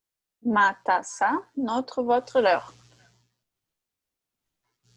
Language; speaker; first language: French; non-native, fluent; Portuguese